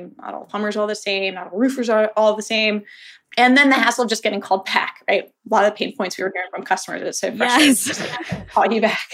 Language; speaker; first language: English; native; English